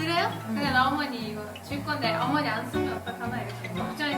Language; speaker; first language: Korean; non-native, learner; Turkish